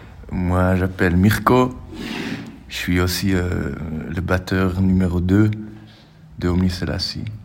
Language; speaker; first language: French; non-native, learner; German